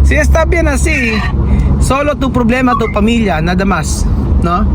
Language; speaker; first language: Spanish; non-native, learner; Filipino